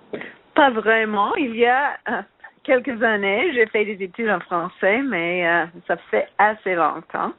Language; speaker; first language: French; non-native, learner; English